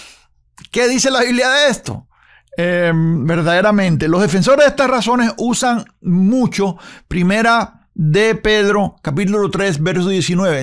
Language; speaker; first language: Spanish; native; Spanish